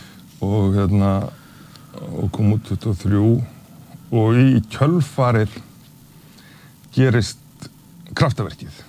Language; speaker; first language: Icelandic; native; Icelandic